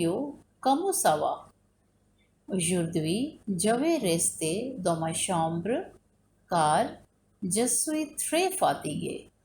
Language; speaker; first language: French; non-native, fluent; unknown